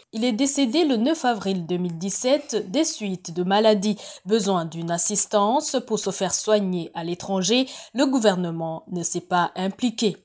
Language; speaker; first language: French; non-native, local second language; Rundi